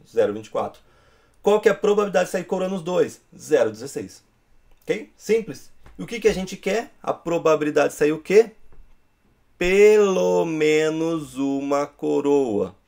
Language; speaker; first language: Portuguese; native; Portuguese